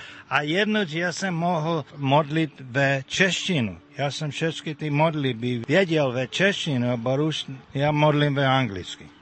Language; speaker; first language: Czech; early bilingual, heritage; Czech